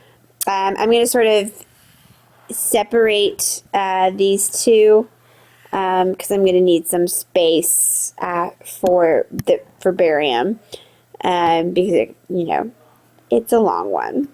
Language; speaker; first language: English; native; English